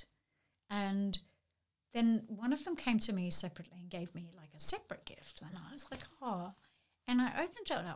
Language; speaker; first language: English; native; English